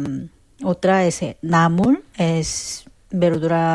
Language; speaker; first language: Spanish; non-native, learner; Korean